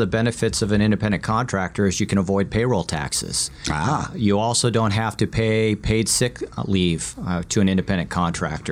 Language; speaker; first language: English; early bilingual, other home language; Vietnamese